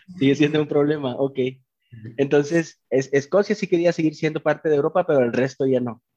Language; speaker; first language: Spanish; native; Spanish